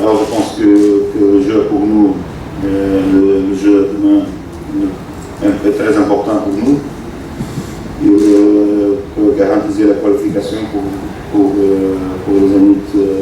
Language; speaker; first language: French; non-native, fluent; Portuguese